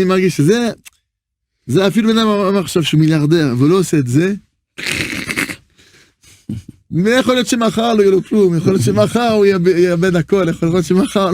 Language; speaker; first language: Hebrew; non-native, fluent; French